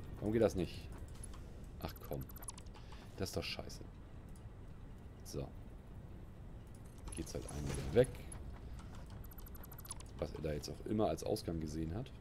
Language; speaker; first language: German; native; German